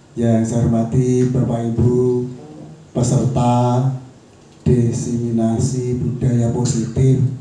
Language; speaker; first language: Indonesian; native; Indonesian